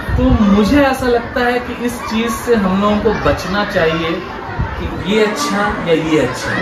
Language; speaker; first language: Hindi; native; Hindi